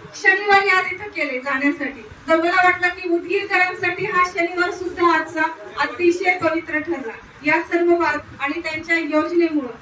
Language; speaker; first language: Marathi; native; Marathi